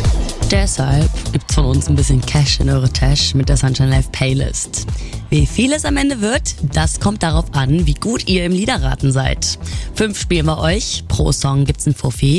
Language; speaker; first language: German; native; German